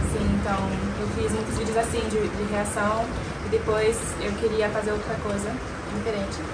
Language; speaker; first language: Portuguese; non-native, fluent; French